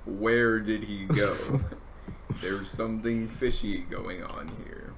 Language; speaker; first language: English; native; English